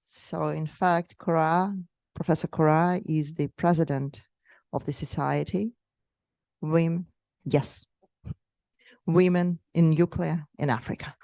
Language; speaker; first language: English; non-native, fluent; Russian